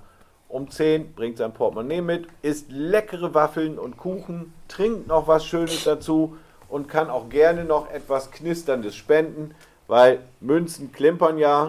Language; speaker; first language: German; native; German